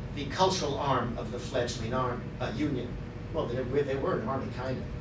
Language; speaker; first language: English; native; English